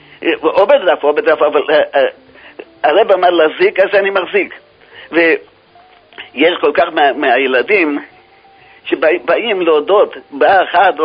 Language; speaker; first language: Hebrew; non-native, fluent; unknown